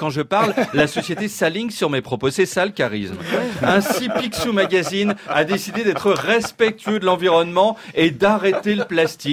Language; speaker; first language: French; native; French